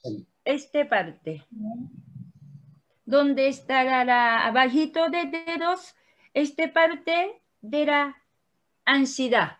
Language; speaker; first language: Spanish; non-native, learner; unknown